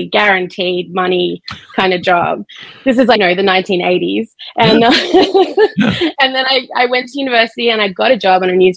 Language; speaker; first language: English; native; English